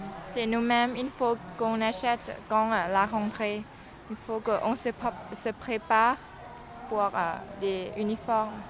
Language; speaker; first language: French; non-native, learner; Lao